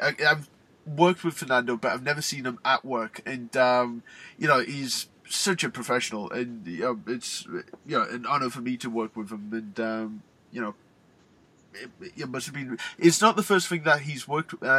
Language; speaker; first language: English; native; English